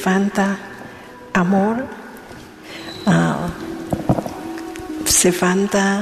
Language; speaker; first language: Spanish; non-native, learner; Vietnamese